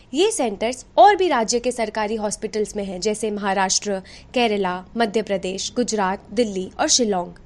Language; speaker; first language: Hindi; native; Hindi